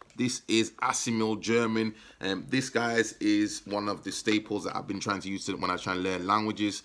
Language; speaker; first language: English; native; English